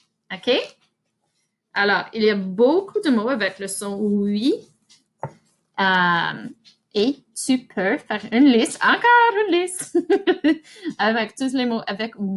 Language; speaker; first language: French; non-native, fluent; English